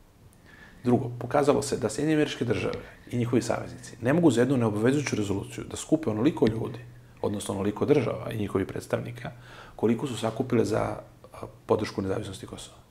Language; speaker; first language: Serbian; native; Serbian